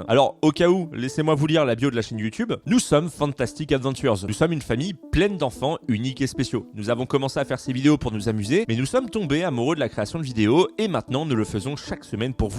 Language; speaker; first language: French; native; French